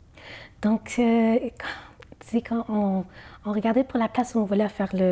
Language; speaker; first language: French; non-native, fluent; Arabic